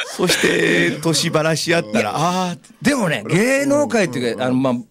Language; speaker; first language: Japanese; native; Japanese